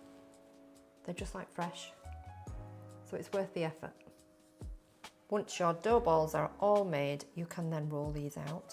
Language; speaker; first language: English; native; English